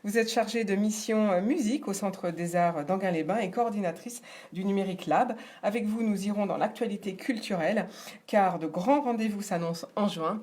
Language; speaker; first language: French; native; French